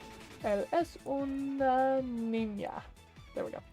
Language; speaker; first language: Spanish; non-native, learner; English